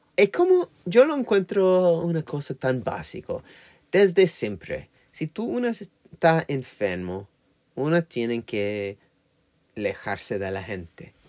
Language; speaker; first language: Spanish; non-native, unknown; English